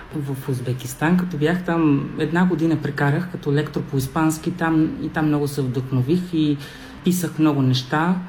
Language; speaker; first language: Bulgarian; non-native, fluent; Spanish